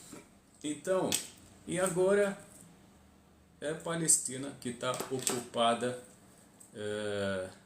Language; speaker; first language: Portuguese; non-native, fluent; Arabic